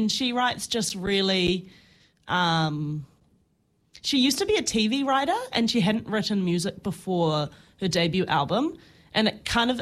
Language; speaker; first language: English; native; English